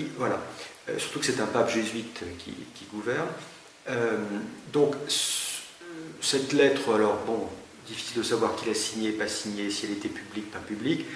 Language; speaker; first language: French; native; French